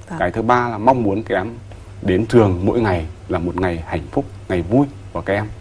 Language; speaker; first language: Vietnamese; native; Vietnamese